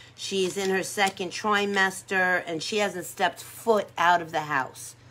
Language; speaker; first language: English; native; English